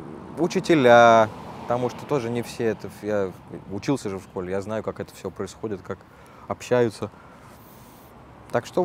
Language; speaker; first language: Russian; native; Russian